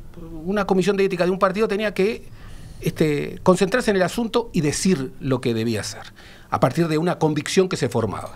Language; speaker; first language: Spanish; native; Spanish